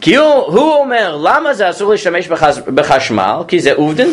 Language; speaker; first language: Hebrew; non-native, fluent; English